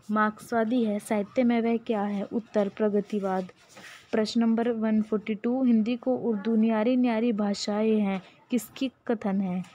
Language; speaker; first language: Hindi; native; Hindi